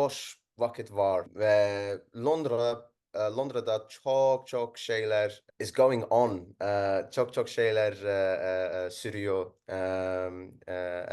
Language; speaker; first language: Turkish; non-native, learner; Arabic